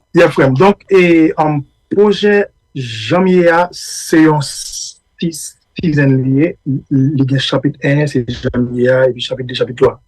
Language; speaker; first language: Haitian Creole; early bilingual, heritage; Haitian Creole